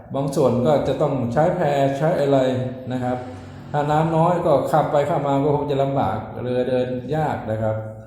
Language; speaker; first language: Thai; native; Thai